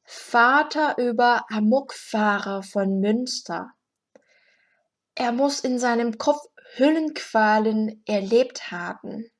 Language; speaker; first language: German; non-native, fluent; Korean